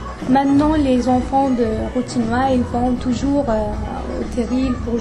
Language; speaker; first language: French; non-native, fluent; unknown